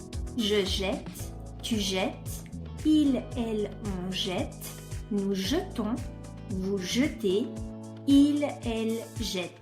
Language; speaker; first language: French; non-native, fluent; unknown